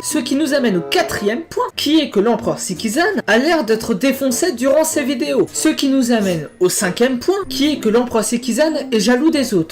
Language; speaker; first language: French; native; French